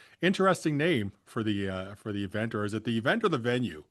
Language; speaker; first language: English; native; English